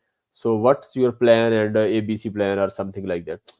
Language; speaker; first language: English; non-native, local second language; Urdu